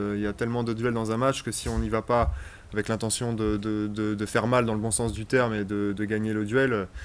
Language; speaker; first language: French; native; French